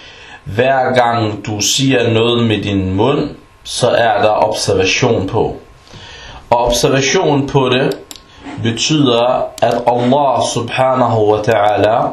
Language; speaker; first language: Danish; early bilingual, other home language; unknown